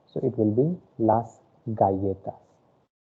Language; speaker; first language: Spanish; non-native, fluent; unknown